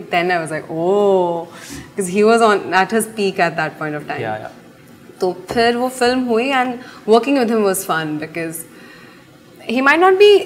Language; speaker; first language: English; non-native, local second language; Hindi